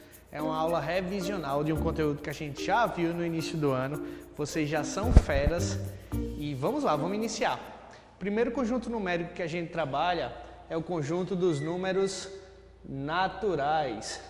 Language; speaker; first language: Portuguese; native; Portuguese